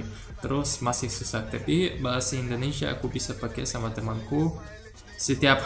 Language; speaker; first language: Indonesian; non-native, learner; Russian